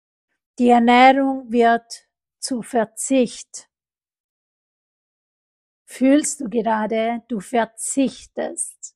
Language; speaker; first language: German; non-native, fluent; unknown